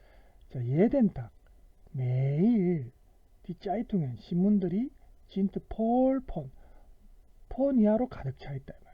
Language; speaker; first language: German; non-native, fluent; Korean